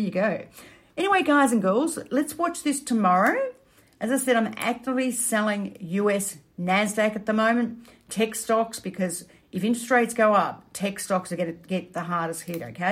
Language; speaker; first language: English; native; English